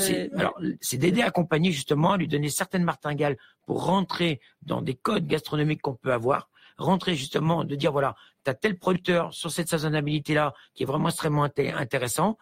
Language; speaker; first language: French; native; French